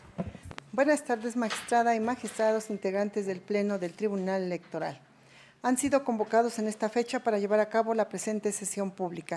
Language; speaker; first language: Spanish; native; Spanish